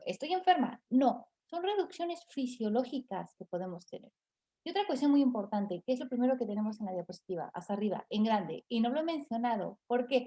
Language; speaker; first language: Spanish; native; Spanish